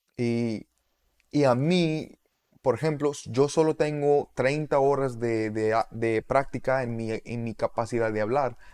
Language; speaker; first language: Spanish; non-native, learner; English